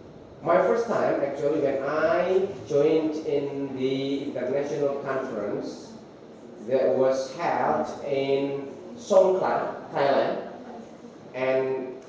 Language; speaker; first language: English; non-native, fluent; Indonesian